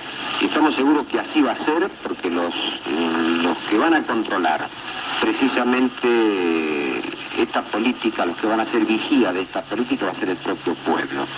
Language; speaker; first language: Spanish; native; Spanish